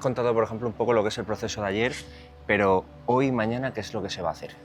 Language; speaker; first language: Spanish; native; Spanish